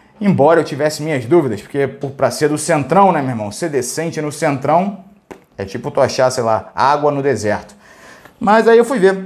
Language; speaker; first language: Portuguese; native; Portuguese